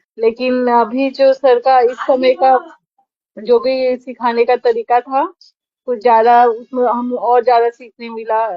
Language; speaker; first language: Hindi; native; Hindi